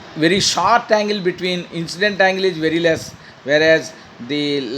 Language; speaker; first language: English; non-native, local second language; Telugu